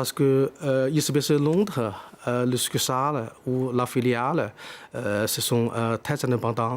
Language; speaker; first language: French; non-native, fluent; Chinese